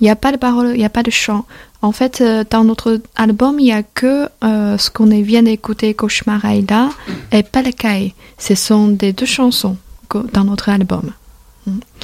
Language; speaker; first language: French; non-native, fluent; Chinese